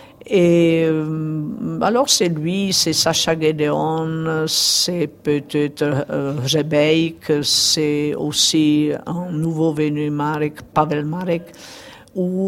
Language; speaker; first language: French; non-native, fluent; Czech